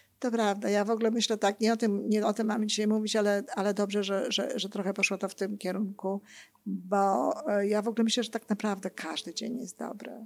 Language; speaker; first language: Polish; native; Polish